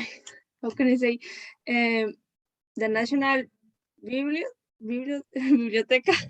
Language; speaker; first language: English; non-native, learner; Spanish